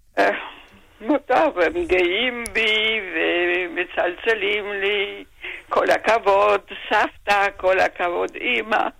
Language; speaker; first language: Hebrew; non-native, fluent; German